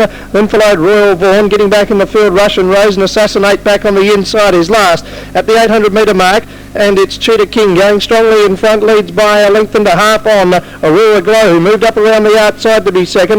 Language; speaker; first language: English; native; English